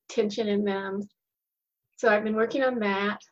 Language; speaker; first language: English; native; English